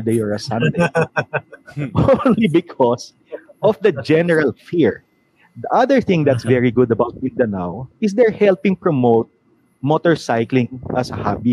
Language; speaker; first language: English; non-native, local second language; Filipino